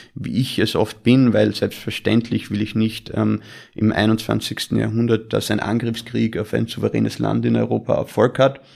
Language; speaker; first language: German; native; German